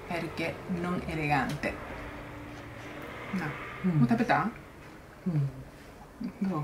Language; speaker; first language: Italian; non-native, learner; Japanese